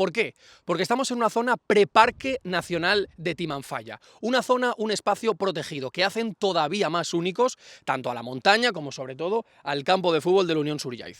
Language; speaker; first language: Spanish; native; Spanish